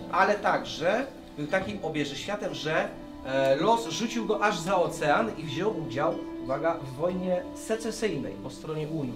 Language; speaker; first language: Polish; native; Polish